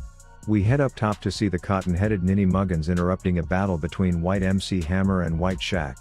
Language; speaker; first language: English; native; English